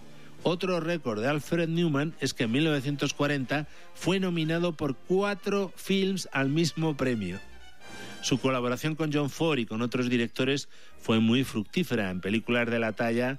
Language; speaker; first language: Spanish; native; Spanish